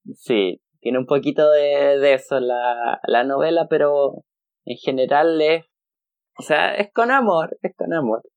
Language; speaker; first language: Spanish; native; Spanish